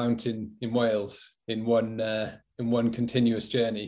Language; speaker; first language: English; native; English